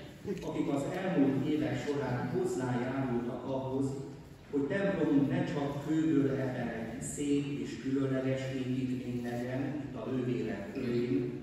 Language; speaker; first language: Hungarian; native; Hungarian